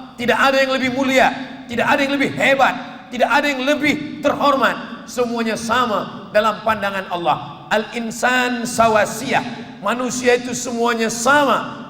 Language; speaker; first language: Malay; native; Malay